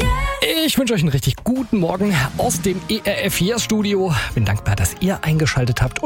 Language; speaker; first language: German; native; German